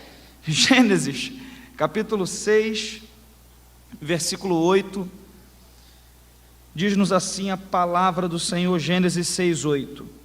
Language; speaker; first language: Portuguese; native; Portuguese